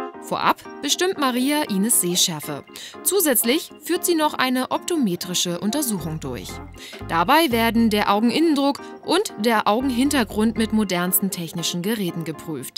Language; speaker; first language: German; native; German